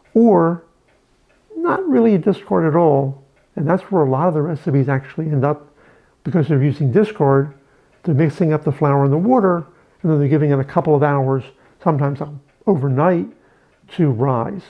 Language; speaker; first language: English; native; English